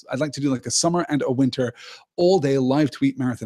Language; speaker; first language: English; native; English